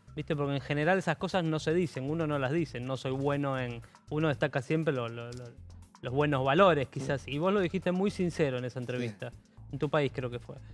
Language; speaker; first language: Spanish; native; Spanish